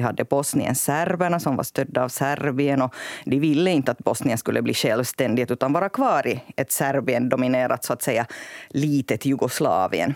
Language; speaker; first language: Swedish; native; Swedish